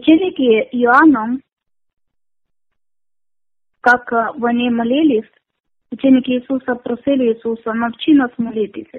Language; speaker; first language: Ukrainian; non-native, learner; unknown